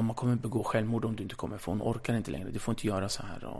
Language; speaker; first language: Swedish; early bilingual, other home language; Kurdish